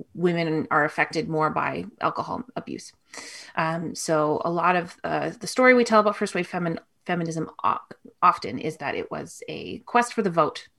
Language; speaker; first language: English; native; English